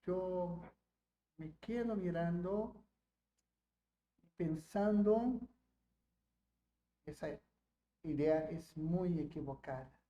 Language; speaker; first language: Spanish; non-native, fluent; Portuguese